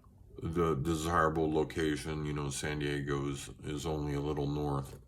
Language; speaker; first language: English; native; English